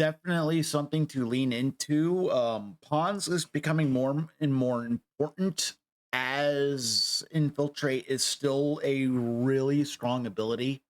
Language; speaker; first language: English; native; English